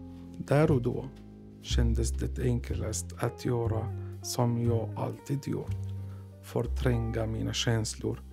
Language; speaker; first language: Swedish; non-native, learner; Arabic